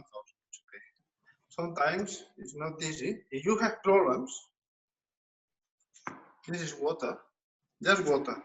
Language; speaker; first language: English; non-native, learner; Spanish